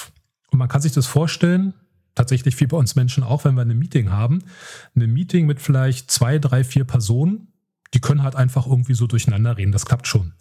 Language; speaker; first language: German; native; German